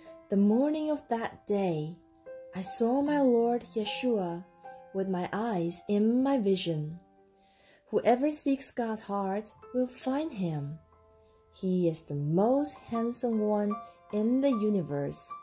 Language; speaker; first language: English; non-native, fluent; Chinese